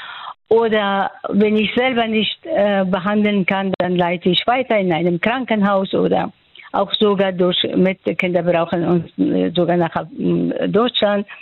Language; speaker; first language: German; non-native, fluent; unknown